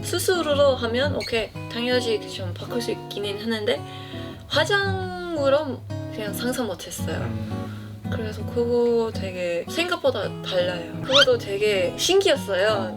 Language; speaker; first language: Korean; non-native, fluent; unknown